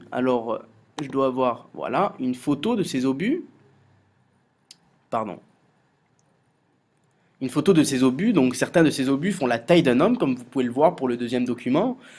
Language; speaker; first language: French; native; French